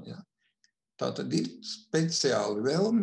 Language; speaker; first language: Latvian; native; Latvian